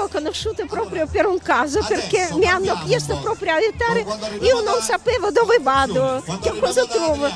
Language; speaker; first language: Italian; non-native, learner; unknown